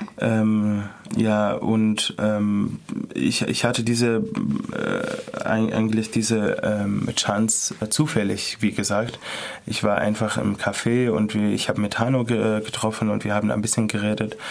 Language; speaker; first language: German; non-native, fluent; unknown